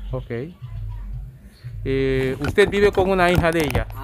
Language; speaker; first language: Spanish; native; Spanish